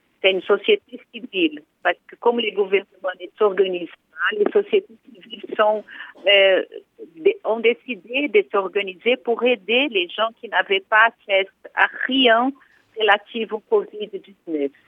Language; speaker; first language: French; non-native, fluent; Portuguese